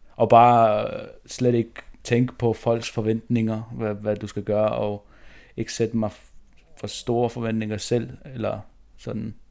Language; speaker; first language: Danish; non-native, local second language; Faroese